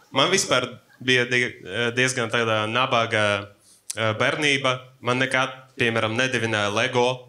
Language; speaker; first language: Latvian; non-native, local second language; Russian